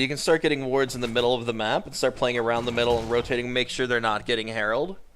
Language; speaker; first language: English; native; English